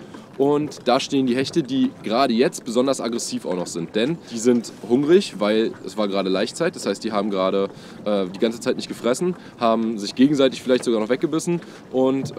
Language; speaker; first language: German; native; German